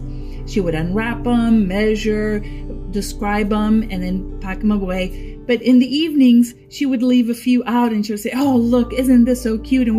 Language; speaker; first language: English; non-native, fluent; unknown